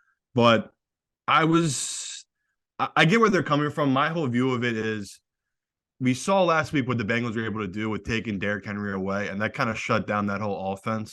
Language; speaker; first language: English; native; English